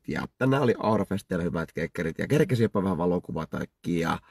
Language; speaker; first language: Finnish; native; Finnish